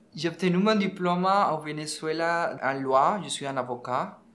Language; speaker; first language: French; non-native, fluent; Spanish